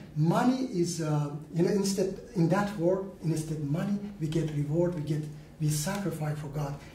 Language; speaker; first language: English; non-native, learner; Persian